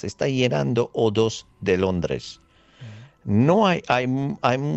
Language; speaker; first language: Spanish; non-native, fluent; Armenian